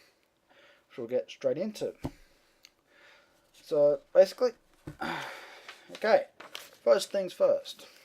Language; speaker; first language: English; native; English